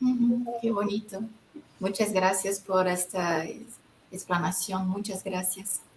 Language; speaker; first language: Spanish; non-native, fluent; Portuguese